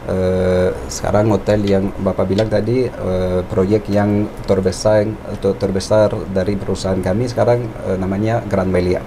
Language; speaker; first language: Indonesian; non-native, fluent; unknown